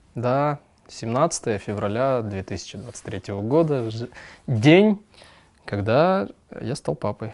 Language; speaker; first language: Russian; non-native, local second language; Kyrgyz